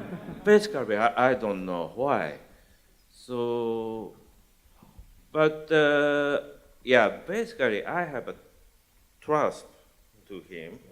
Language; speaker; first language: English; non-native, learner; Japanese